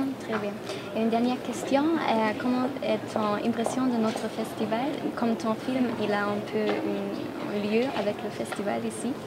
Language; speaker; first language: French; non-native, fluent; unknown